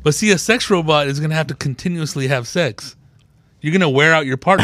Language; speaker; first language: English; early bilingual, other home language; Spanish